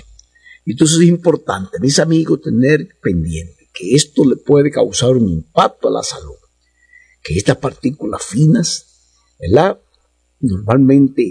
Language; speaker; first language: Spanish; native; Spanish